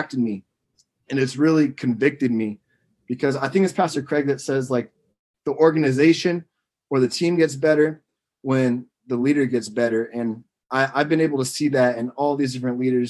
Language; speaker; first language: English; native; English